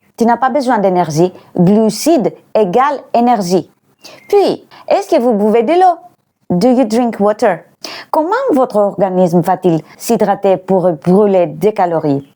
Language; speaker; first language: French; non-native, fluent; Greek